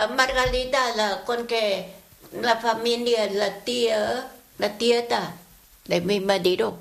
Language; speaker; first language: Spanish; non-native, learner; Vietnamese